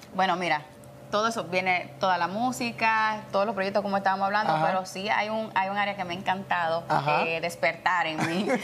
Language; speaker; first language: Spanish; native; Spanish